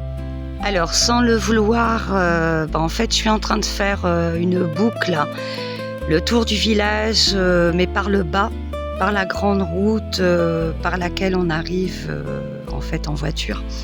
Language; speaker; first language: French; native; French